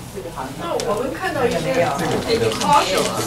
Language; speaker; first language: Chinese; native; Chinese